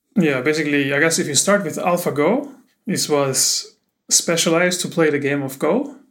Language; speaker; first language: English; non-native, fluent; German